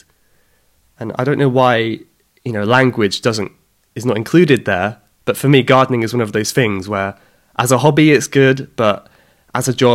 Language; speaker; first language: English; native; English